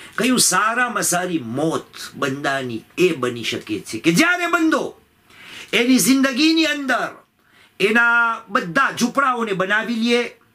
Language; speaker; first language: Gujarati; early bilingual, heritage; Gujarati